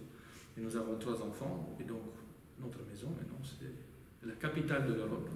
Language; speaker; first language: French; non-native, fluent; Romanian